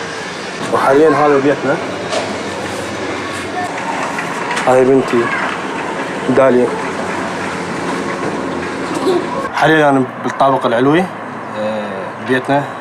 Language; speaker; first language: Arabic; native; Arabic